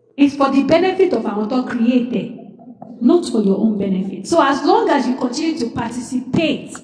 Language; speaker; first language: English; non-native, local second language; Yoruba